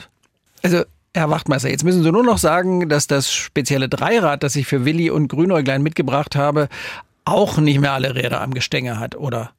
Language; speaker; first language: German; native; German